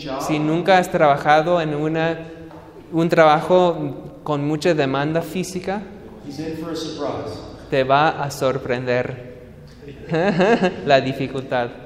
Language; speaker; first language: Spanish; non-native, fluent; English